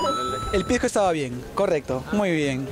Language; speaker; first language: Spanish; native; Spanish